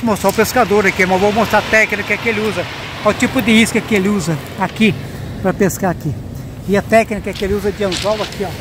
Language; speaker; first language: Spanish; non-native, learner; Portuguese